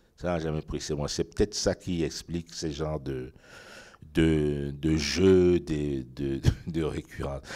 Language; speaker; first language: French; non-native, local second language; Ewe